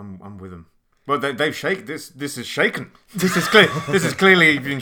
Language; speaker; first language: English; native; English